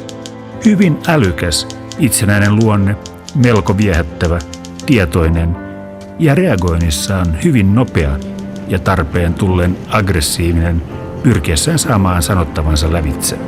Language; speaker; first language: Finnish; native; Finnish